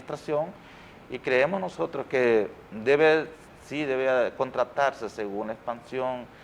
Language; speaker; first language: Spanish; native; Spanish